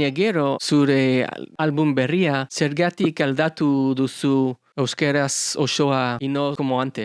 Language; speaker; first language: Basque; non-native, learner; English